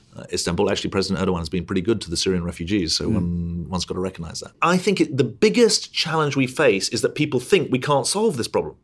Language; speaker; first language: English; native; English